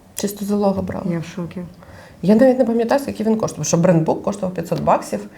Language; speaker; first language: Ukrainian; non-native, local second language; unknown